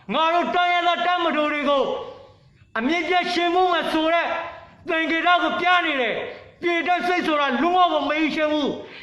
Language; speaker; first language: Burmese; non-native, local second language; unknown